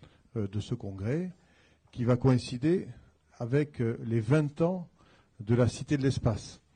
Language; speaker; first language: French; native; French